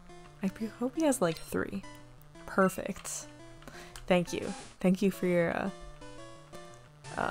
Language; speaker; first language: English; native; English